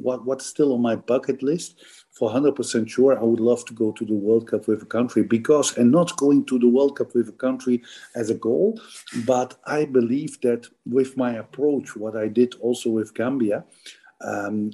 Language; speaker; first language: English; non-native, fluent; Dutch